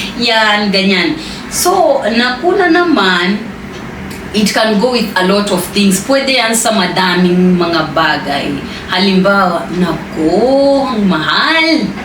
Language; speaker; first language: Filipino; non-native, fluent; Swahili